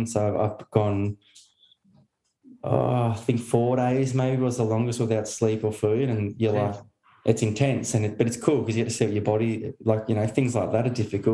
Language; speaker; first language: English; native; English